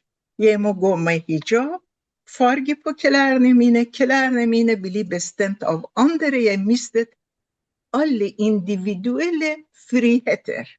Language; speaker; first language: Norwegian; non-native, fluent; Persian